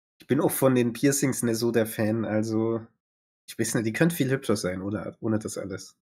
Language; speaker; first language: German; native; German